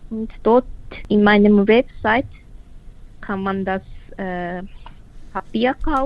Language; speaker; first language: German; non-native, learner; Japanese